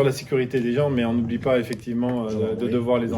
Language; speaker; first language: French; native; French